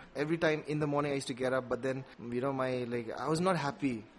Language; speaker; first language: English; non-native, local second language; Nepali